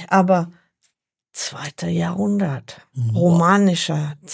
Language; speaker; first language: German; non-native, learner; French